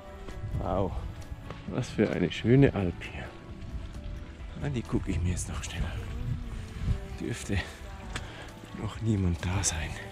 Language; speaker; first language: German; native; German